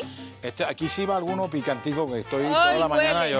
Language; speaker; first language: Spanish; native; Spanish